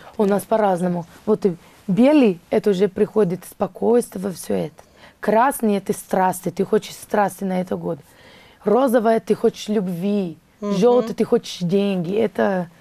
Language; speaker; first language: Russian; non-native, learner; Portuguese